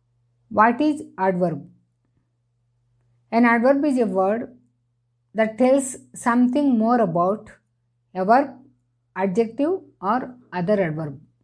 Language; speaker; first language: English; non-native, fluent; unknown